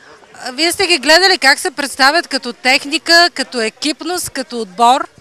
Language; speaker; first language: Bulgarian; native; Bulgarian